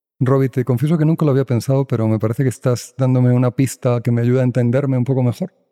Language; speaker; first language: Spanish; native; Spanish